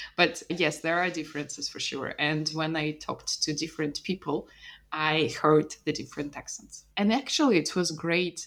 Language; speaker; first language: English; non-native, fluent; Russian